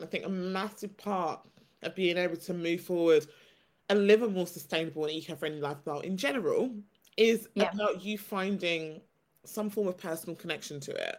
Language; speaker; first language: English; native; English